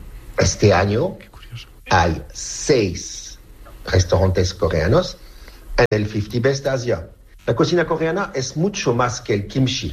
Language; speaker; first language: Spanish; non-native, fluent; French